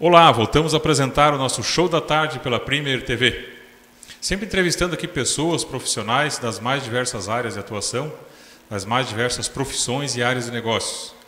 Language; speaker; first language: Portuguese; native; Portuguese